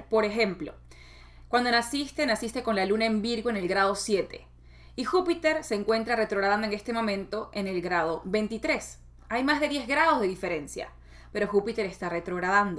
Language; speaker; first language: Spanish; native; Spanish